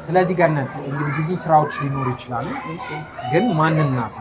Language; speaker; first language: Amharic; native; Amharic